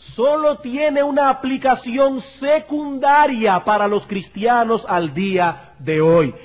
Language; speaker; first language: Spanish; native; Spanish